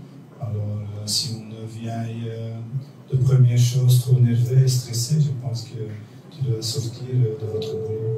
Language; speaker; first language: French; non-native, local second language; Dutch